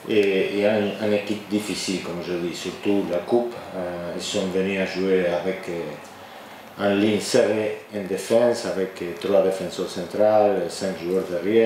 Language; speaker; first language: French; non-native, fluent; Spanish